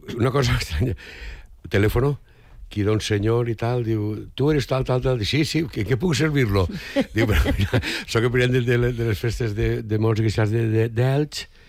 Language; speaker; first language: Catalan; native; Catalan